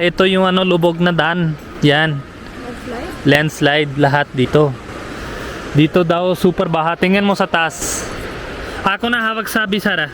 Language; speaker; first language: Filipino; non-native, learner; Punjabi